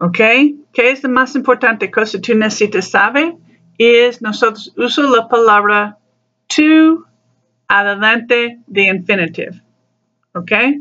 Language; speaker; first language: Spanish; non-native, learner; English